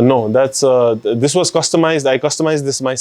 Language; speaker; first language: English; non-native, local second language; Nepali